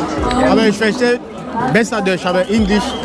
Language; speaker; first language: German; non-native, learner; French